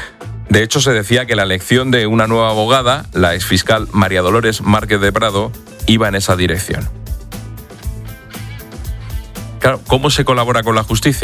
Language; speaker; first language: Spanish; native; Spanish